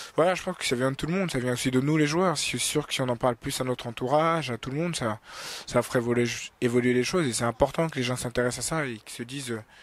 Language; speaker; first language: French; early bilingual, other home language; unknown